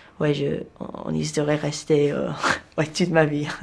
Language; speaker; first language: French; non-native, learner; English